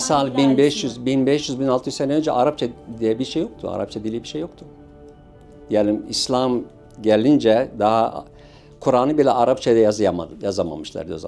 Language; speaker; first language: Turkish; non-native, local second language; Syriac